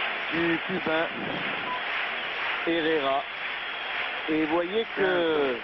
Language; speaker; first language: French; native; French